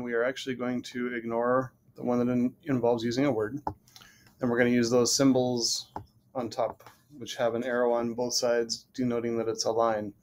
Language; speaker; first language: English; native; English